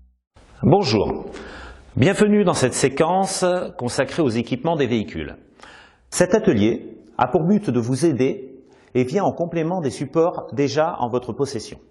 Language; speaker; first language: French; native; French